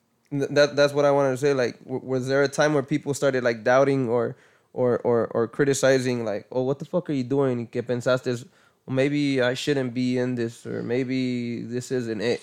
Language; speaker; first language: English; early bilingual, other home language; Spanish